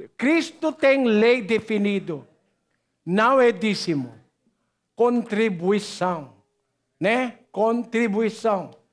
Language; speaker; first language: Portuguese; non-native, learner; Filipino